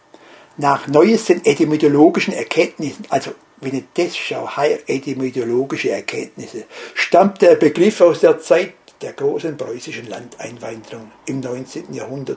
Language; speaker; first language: German; native; German